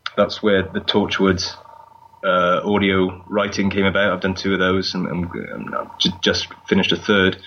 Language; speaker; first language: English; native; English